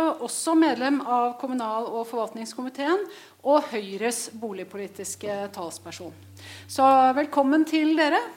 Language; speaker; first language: Norwegian; native; Norwegian